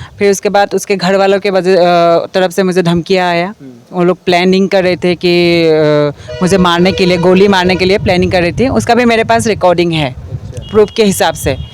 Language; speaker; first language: Hindi; non-native, local second language; Assamese